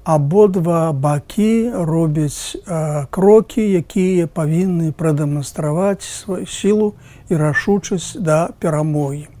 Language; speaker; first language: Belarusian; native; Belarusian